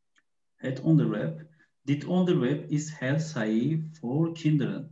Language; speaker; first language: Dutch; non-native, learner; Turkish